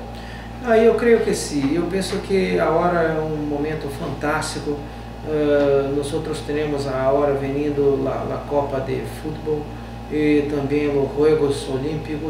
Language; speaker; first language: Portuguese; non-native, learner; Spanish